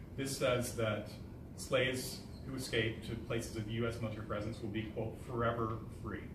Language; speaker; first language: English; native; English